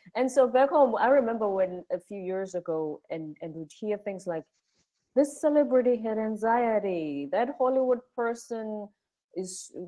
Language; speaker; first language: English; non-native, local second language; Zulu